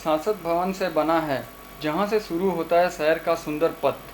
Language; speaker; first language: Hindi; non-native, local second language; Gujarati